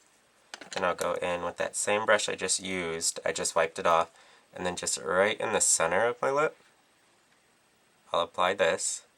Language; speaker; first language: English; native; English